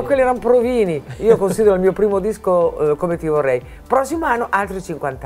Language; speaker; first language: Italian; native; Italian